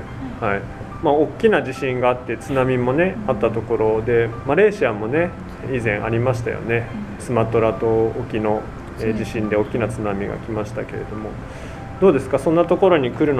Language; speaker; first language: Japanese; native; Japanese